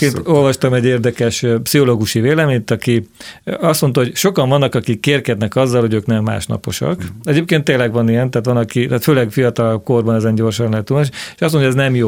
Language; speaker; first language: Hungarian; native; Hungarian